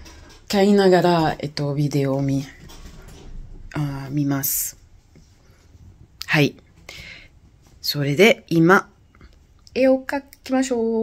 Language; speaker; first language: Japanese; non-native, learner; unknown